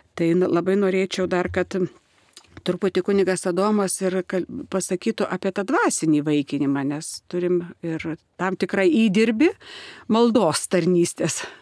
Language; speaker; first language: Lithuanian; native; Lithuanian